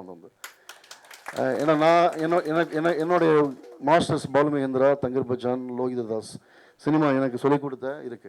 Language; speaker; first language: Tamil; native; Tamil